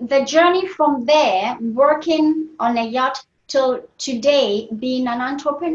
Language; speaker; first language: English; non-native, fluent; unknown